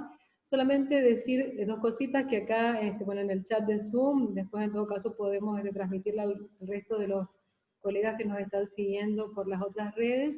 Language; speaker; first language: Spanish; native; Spanish